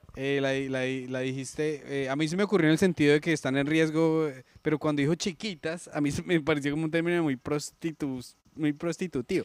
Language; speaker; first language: Spanish; native; Spanish